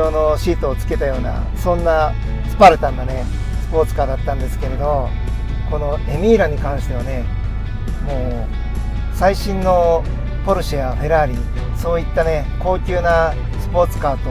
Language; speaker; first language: Japanese; native; Japanese